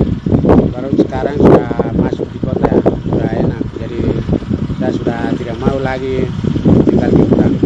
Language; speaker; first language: Indonesian; non-native, local second language; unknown